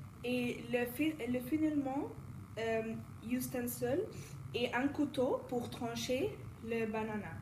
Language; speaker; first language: French; non-native, learner; English